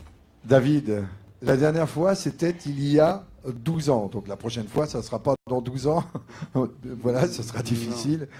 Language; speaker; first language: French; native; French